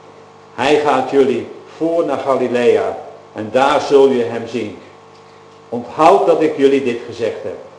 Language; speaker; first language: Dutch; native; Dutch